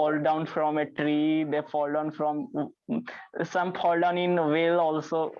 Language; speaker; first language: English; non-native, learner; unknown